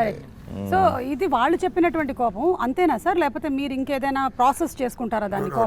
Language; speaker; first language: Telugu; native; Telugu